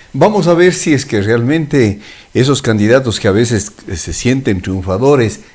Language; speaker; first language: Spanish; native; Spanish